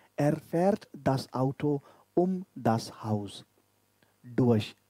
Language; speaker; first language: German; non-native, fluent; Hindi